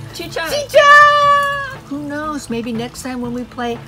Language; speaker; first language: English; native; English